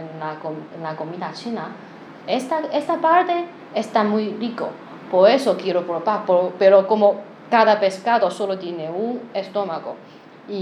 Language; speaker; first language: Spanish; non-native, learner; Chinese